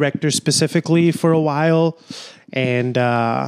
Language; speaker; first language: English; non-native, local second language; Urdu